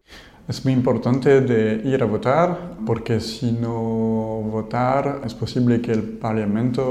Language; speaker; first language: Spanish; non-native, fluent; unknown